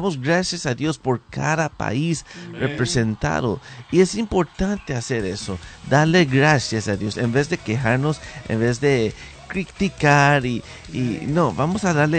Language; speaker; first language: Spanish; early bilingual, heritage; Spanish